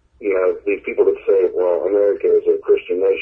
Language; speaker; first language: English; native; English